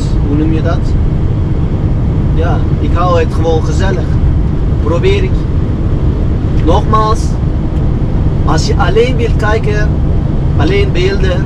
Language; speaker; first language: Dutch; non-native, fluent; Turkish